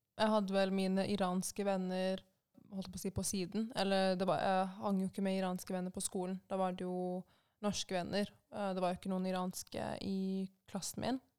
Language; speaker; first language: Norwegian; early bilingual, other home language; Persian